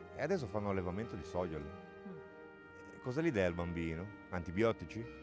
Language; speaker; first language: Italian; non-native, fluent; Romanian